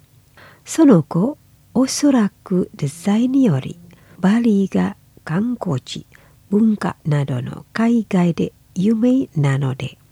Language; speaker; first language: Japanese; non-native, fluent; Indonesian